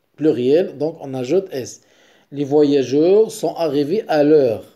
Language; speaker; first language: French; non-native, local second language; Arabic